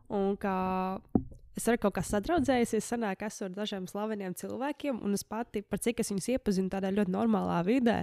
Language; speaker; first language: Latvian; native; Latvian